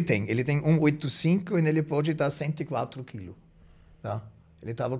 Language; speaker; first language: Portuguese; non-native, fluent; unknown